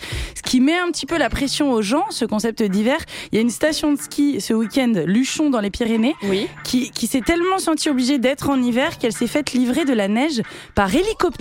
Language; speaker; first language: French; native; French